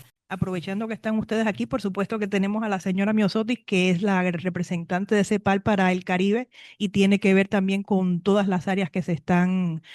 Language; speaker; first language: Spanish; native; Spanish